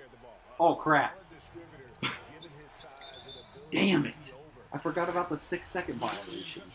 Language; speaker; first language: English; native; English